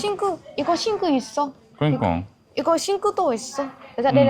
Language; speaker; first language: Korean; non-native, learner; Vietnamese